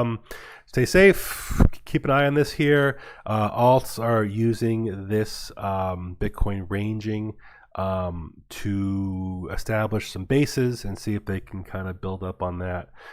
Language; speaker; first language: English; native; English